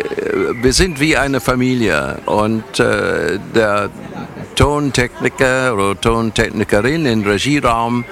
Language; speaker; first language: German; non-native, fluent; English